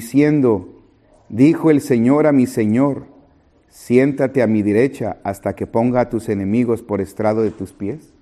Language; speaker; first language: Spanish; native; Spanish